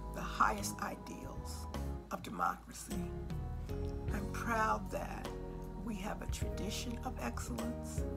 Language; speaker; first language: English; native; English